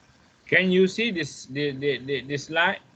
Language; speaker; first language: English; non-native, fluent; Malay